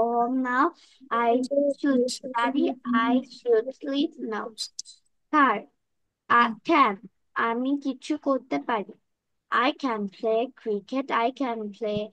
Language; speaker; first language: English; non-native, learner; Bangla